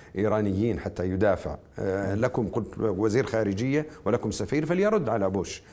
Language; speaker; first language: Arabic; native; Arabic